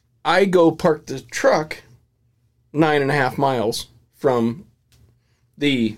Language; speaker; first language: English; native; English